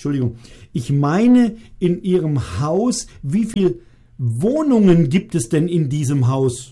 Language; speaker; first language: German; native; German